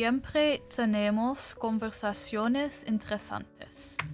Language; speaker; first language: Spanish; non-native, learner; English